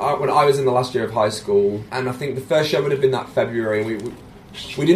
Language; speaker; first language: English; native; English